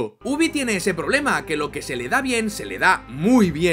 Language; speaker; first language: Spanish; native; Spanish